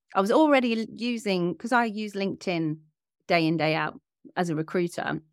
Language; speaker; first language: English; native; English